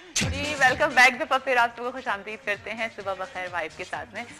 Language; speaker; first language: Urdu; native; Urdu